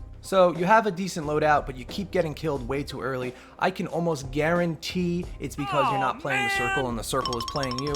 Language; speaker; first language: English; native; English